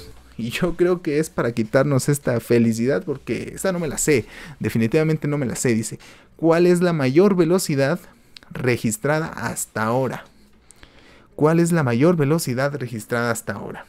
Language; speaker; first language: Spanish; native; Spanish